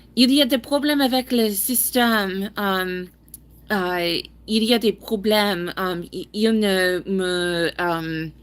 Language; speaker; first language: French; non-native, learner; English